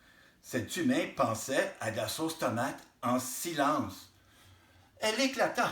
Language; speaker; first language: French; native; French